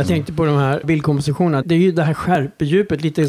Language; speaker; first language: Swedish; native; Swedish